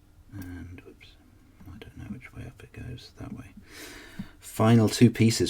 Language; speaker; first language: English; native; English